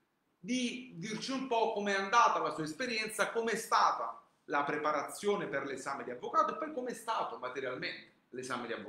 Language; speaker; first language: Italian; native; Italian